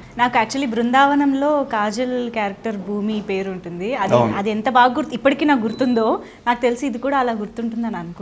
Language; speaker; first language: Telugu; native; Telugu